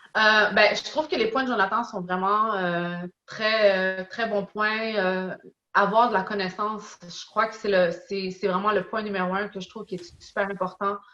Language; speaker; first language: French; early bilingual, other home language; Portuguese